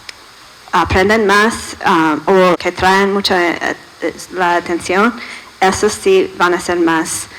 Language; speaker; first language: Spanish; non-native, fluent; English